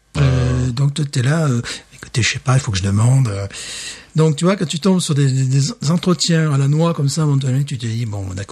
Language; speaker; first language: French; native; French